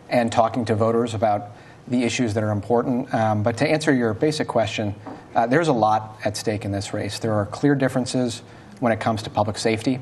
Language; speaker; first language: English; native; English